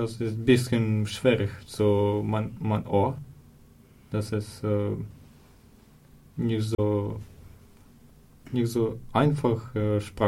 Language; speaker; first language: German; non-native, learner; Ukrainian